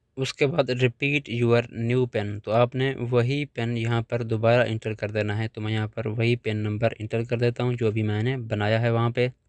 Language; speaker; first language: Urdu; non-native, local second language; Punjabi